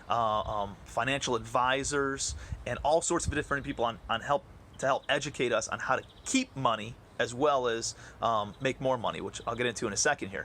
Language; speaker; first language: English; native; English